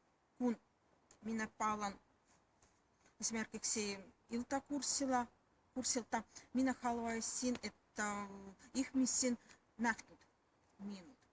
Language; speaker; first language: Finnish; non-native, learner; Russian